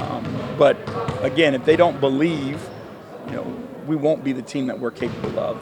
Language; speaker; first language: English; native; English